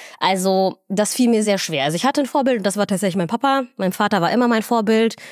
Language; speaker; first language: German; early bilingual, other home language; Somali